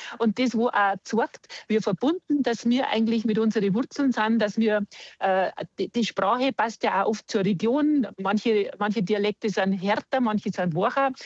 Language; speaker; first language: German; native; German